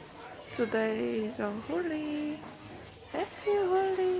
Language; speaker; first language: English; non-native, learner; Korean